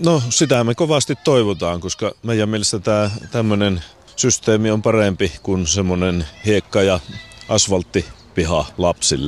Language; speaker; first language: Finnish; native; Finnish